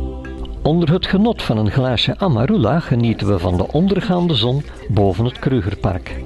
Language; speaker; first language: Dutch; native; Dutch